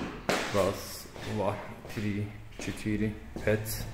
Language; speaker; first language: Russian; non-native, learner; Turkish